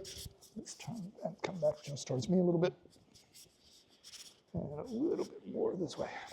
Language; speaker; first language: English; native; English